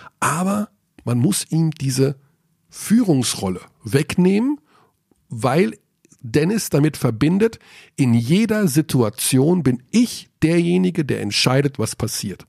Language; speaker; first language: German; native; German